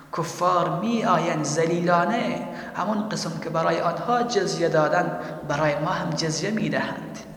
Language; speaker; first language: Persian; native; Persian